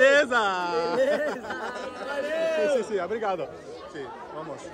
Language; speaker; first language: Portuguese; non-native, learner; Russian